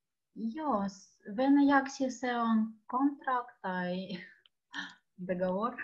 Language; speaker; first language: Finnish; non-native, learner; Russian